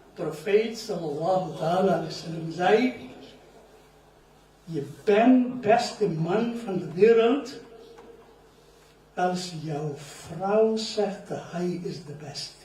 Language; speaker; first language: Dutch; non-native, learner; Urdu